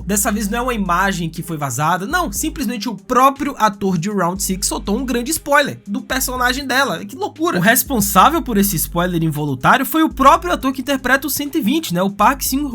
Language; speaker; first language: Portuguese; native; Portuguese